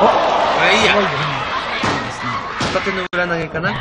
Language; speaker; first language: Japanese; native; Japanese